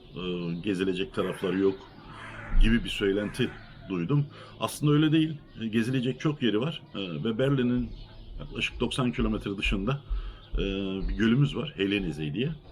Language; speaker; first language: Turkish; early bilingual, heritage; Turkish